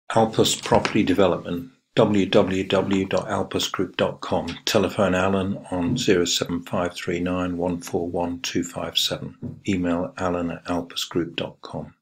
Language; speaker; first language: English; native; English